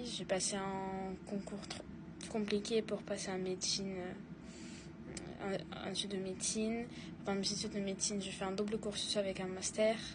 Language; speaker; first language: French; non-native, fluent; Russian